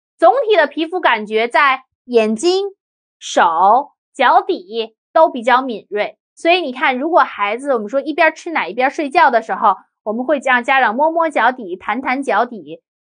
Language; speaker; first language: Chinese; native; Chinese